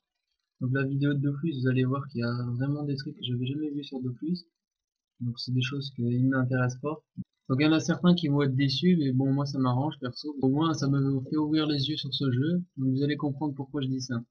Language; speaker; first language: French; native; French